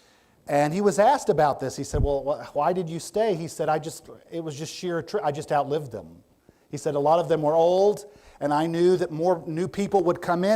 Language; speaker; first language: English; native; English